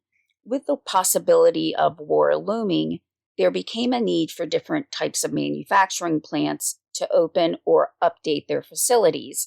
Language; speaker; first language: English; native; English